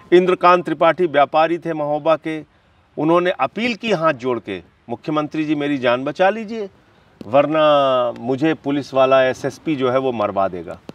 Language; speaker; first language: Hindi; native; Hindi